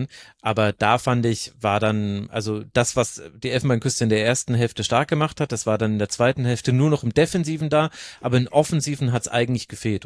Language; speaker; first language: German; native; German